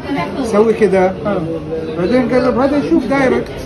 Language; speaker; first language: Arabic; non-native, learner; Bangla